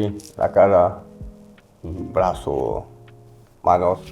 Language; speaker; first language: Spanish; non-native, learner; French